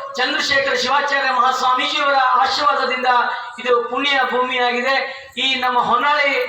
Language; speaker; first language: Kannada; native; Kannada